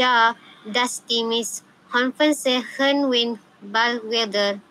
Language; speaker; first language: German; non-native, learner; Malay